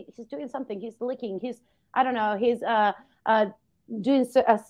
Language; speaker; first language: English; non-native, fluent; Spanish